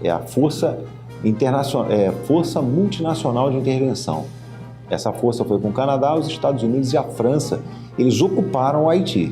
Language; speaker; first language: Portuguese; native; Portuguese